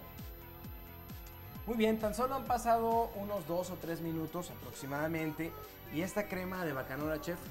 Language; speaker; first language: Spanish; native; Spanish